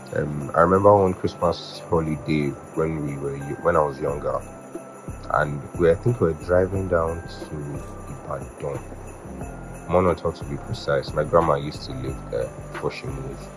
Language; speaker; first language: English; non-native, local second language; Yoruba